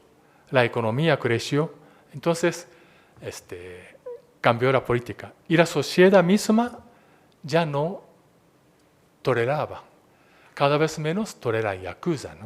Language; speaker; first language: Spanish; non-native, fluent; Japanese